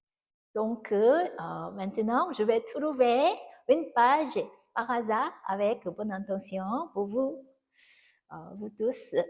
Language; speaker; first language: French; non-native, fluent; Korean